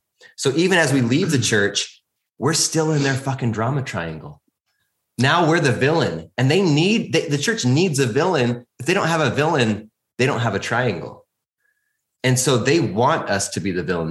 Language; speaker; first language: English; native; English